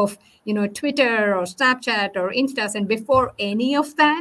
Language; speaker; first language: English; non-native, local second language; Tamil